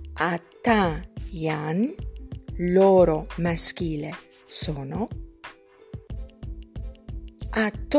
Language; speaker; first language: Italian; non-native, fluent; Albanian